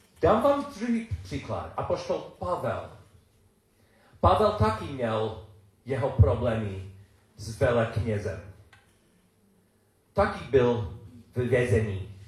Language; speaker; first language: Czech; non-native, learner; English